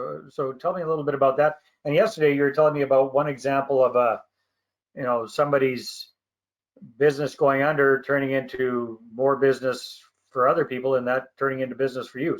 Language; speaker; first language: English; native; English